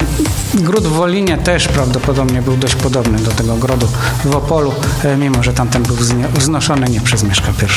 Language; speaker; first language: Polish; native; Polish